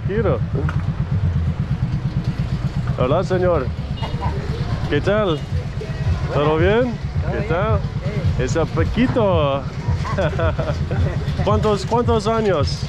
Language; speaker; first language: Spanish; non-native, learner; English